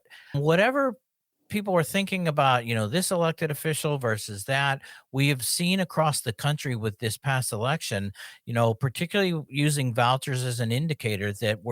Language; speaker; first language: English; native; English